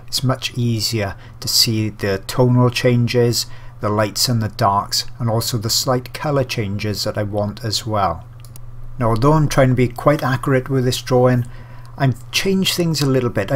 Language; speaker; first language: English; native; English